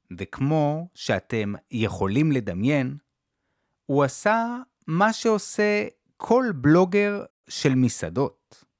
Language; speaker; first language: Hebrew; native; Hebrew